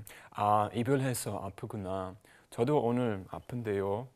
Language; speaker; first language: Korean; non-native, learner; German